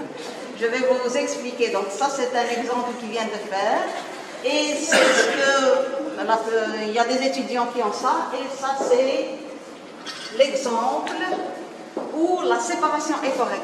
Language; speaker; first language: French; non-native, local second language; Arabic